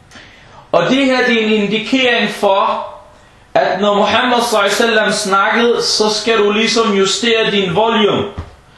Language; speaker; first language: Danish; non-native, fluent; Arabic